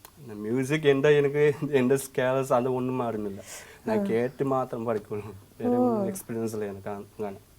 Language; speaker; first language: Malayalam; non-native, learner; Assamese